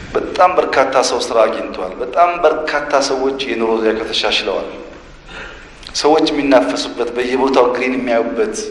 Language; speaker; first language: Amharic; non-native, local second language; Oromo